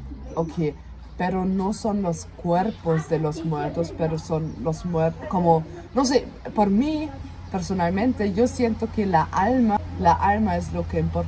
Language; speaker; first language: Spanish; non-native, fluent; German